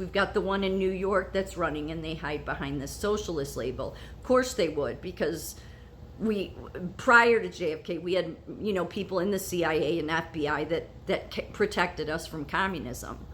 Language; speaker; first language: English; native; English